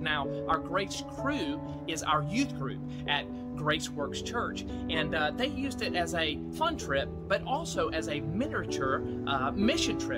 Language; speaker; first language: English; native; English